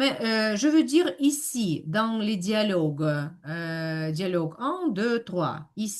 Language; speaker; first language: French; non-native, fluent; Ukrainian